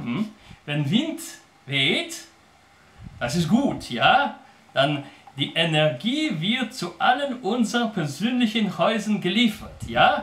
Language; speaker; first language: German; non-native, fluent; Polish